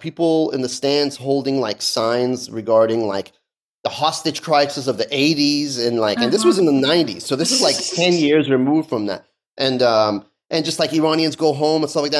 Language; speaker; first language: English; early bilingual, other home language; Persian